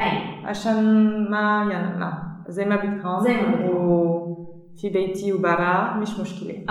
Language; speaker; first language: Arabic; non-native, learner; German